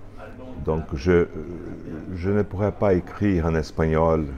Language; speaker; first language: French; non-native, fluent; Portuguese